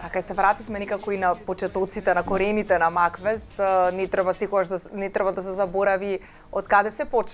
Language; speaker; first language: Macedonian; native; Macedonian